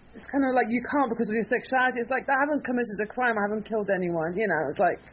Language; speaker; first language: English; early bilingual, other home language; Persian